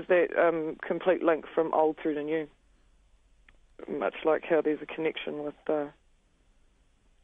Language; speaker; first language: English; native; English